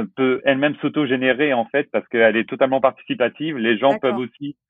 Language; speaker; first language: French; native; French